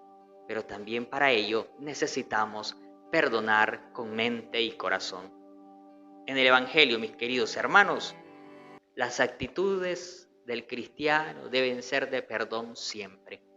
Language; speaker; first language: Spanish; native; Spanish